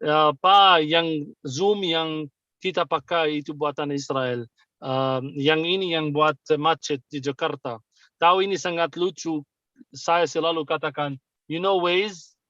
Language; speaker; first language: Indonesian; non-native, fluent; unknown